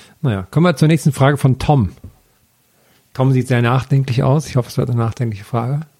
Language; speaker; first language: German; native; German